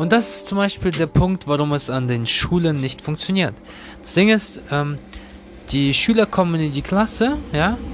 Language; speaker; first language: German; non-native, learner; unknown